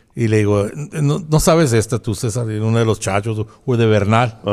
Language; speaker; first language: Spanish; early bilingual, heritage; Spanish